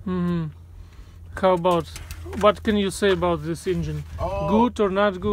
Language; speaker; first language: English; non-native, learner; Russian